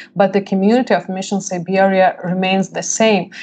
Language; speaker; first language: English; non-native, fluent; Lithuanian